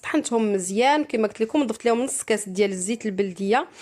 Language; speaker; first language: Arabic; native; Arabic